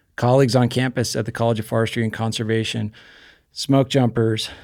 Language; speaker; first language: English; native; English